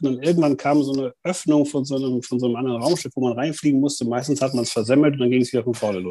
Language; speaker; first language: German; native; German